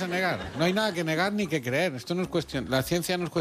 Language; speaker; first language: Spanish; native; Spanish